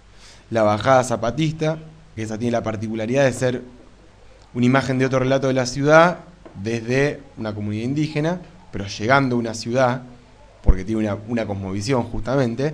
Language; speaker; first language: Spanish; native; Spanish